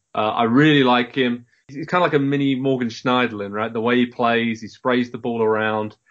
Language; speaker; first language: English; native; English